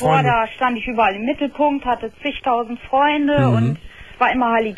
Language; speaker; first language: German; native; German